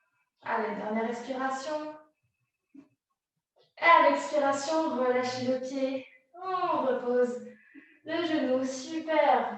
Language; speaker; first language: French; native; French